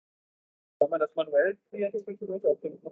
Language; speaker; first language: German; native; German